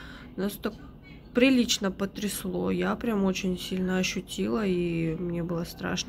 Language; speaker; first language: Russian; native; Russian